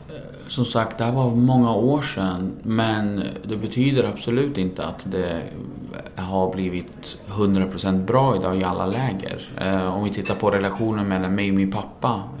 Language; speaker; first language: Swedish; early bilingual, other home language; Kurdish